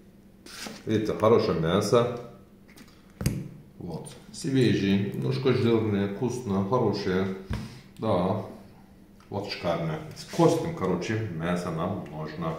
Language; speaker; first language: Russian; non-native, learner; Turkish